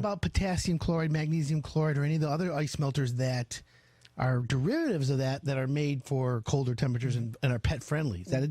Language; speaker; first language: English; native; English